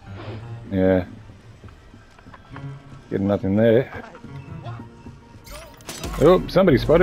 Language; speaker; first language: English; native; English